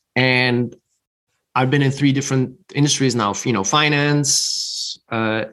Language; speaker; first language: English; non-native, fluent; German